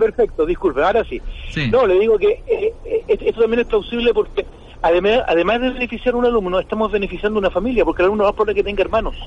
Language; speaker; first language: Spanish; native; Spanish